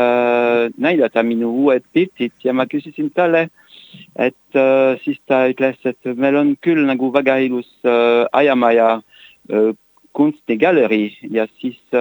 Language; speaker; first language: Estonian; non-native, learner; French